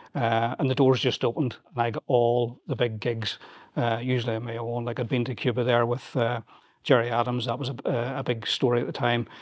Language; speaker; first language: English; native; English